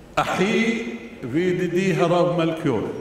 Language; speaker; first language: Hebrew; non-native, local second language; Arabic